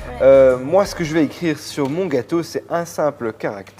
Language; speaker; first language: French; native; French